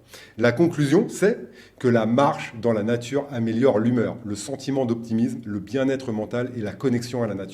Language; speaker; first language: French; native; French